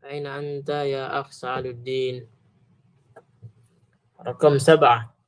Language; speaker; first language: Arabic; non-native, fluent; Filipino